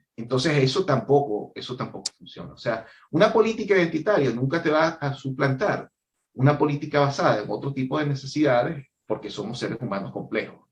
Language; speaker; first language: Spanish; native; Spanish